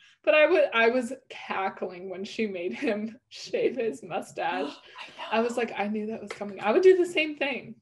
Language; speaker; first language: English; native; English